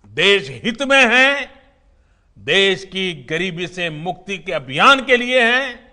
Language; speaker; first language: Hindi; non-native, local second language; Gujarati